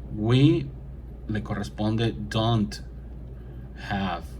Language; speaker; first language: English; non-native, fluent; Spanish